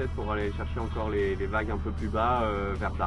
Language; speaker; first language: French; native; French